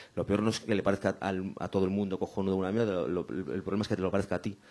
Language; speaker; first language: Spanish; native; Spanish